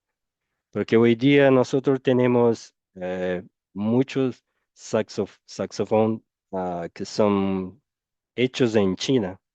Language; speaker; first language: Spanish; non-native, fluent; Portuguese